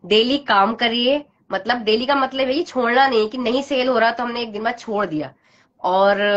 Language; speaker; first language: Hindi; native; Hindi